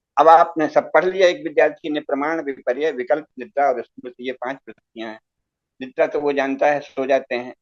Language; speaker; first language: Hindi; native; Hindi